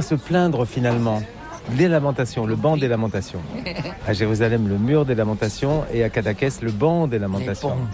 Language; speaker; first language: French; native; French